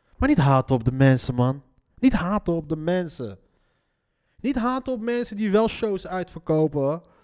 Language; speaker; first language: Dutch; early bilingual, other home language; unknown